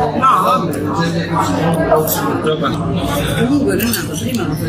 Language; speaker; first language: Italian; native; Italian